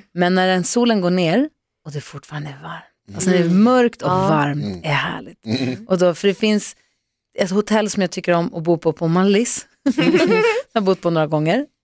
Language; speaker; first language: Swedish; native; Swedish